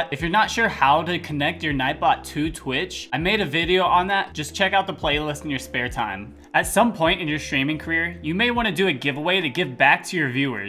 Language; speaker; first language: English; native; English